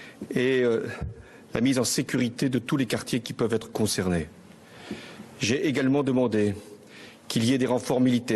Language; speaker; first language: French; native; French